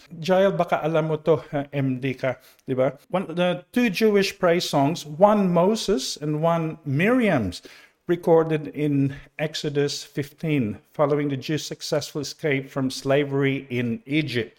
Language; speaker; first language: English; non-native, local second language; Cebuano